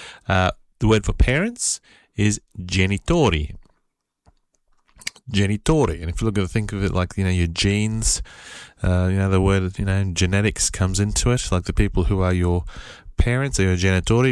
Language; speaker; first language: English; native; English